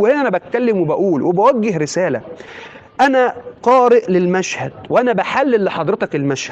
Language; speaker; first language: Arabic; native; Arabic